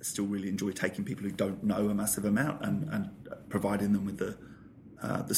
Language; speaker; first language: English; native; English